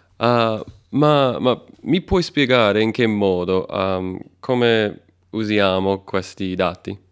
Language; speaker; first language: Italian; non-native, fluent; English